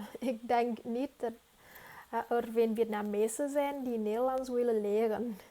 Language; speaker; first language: Dutch; non-native, fluent; Vietnamese